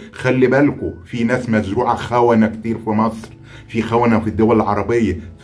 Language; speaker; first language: Arabic; native; Arabic